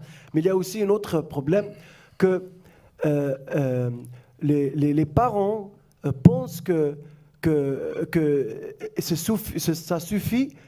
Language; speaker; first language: French; non-native, fluent; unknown